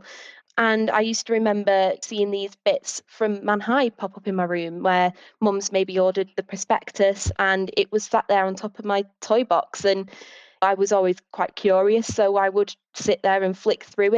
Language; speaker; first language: English; native; English